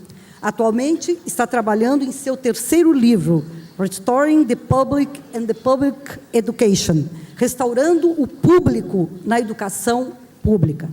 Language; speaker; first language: Portuguese; native; Portuguese